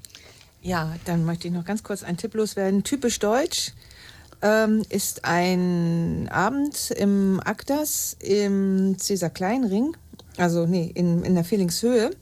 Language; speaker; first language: German; native; German